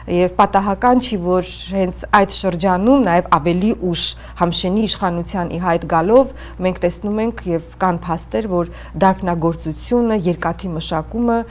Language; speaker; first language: Armenian; native; Armenian